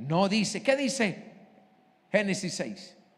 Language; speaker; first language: Spanish; native; Spanish